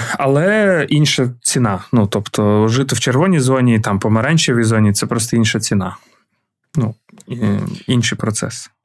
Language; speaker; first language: Ukrainian; non-native, local second language; Russian